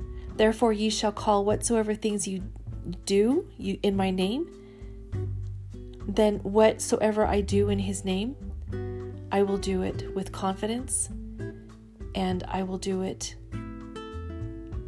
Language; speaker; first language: English; native; English